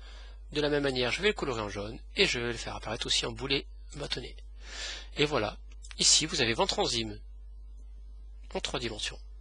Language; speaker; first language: French; native; French